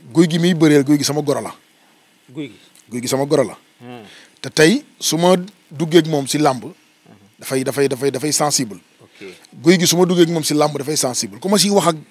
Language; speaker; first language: Wolof; native; Wolof